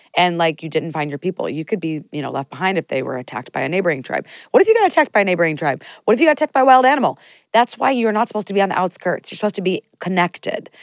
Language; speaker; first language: English; native; English